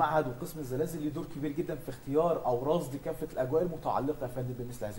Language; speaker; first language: Arabic; native; Arabic